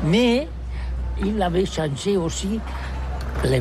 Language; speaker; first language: French; non-native, learner; Catalan